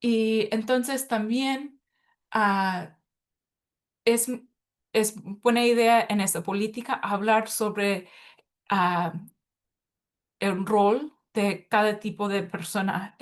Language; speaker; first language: Spanish; early bilingual, heritage; Spanish